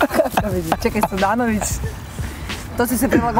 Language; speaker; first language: Croatian; native; Croatian